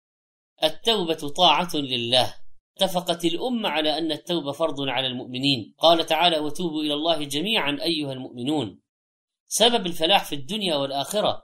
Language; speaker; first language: Arabic; native; Arabic